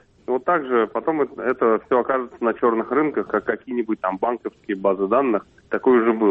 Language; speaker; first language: Russian; native; Russian